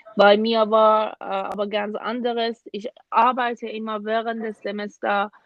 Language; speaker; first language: German; non-native, fluent; Persian